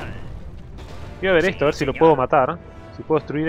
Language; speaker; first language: Spanish; native; Spanish